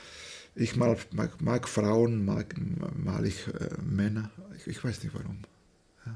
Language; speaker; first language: German; non-native, fluent; Slovak